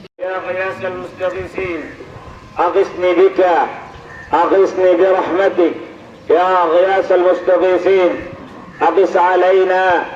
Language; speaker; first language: Arabic; non-native, fluent; Bangla